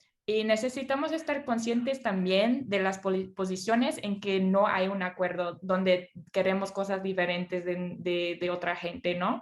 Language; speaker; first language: Spanish; non-native, fluent; English